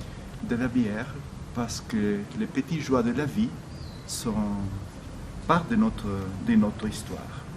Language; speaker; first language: French; non-native, fluent; Spanish